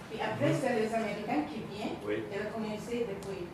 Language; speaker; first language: French; non-native, fluent; Filipino